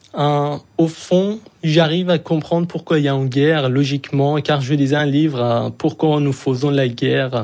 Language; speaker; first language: French; non-native, fluent; Persian